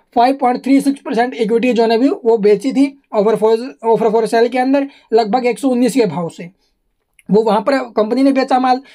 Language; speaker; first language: Hindi; native; Hindi